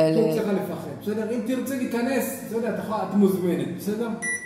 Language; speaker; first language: Hebrew; native; Hebrew